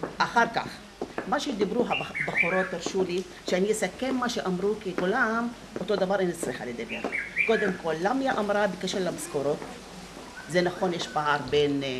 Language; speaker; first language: Hebrew; non-native, local second language; Arabic